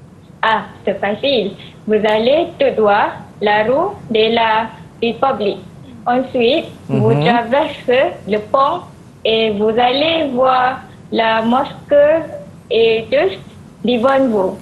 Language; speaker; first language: French; non-native, learner; Malay